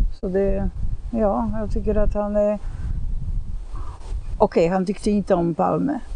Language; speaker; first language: Swedish; non-native, fluent; Polish